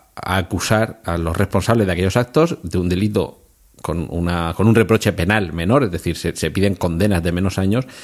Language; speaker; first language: Spanish; native; Spanish